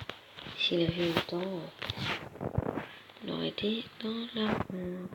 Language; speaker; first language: French; native; French